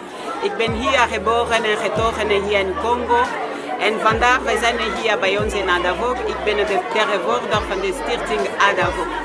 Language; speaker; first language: Dutch; non-native, fluent; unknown